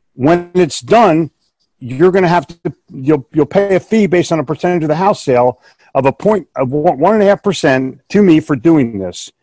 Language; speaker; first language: English; native; English